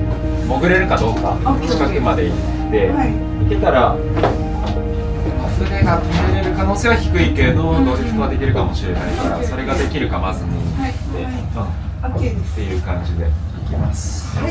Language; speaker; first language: Japanese; native; Japanese